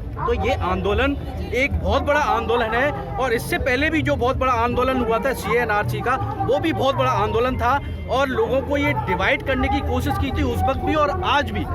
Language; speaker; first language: Hindi; native; Hindi